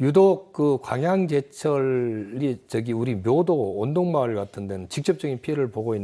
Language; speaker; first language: Korean; native; Korean